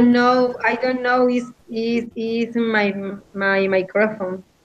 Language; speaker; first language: English; non-native, learner; Spanish